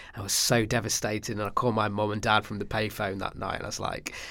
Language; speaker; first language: English; native; English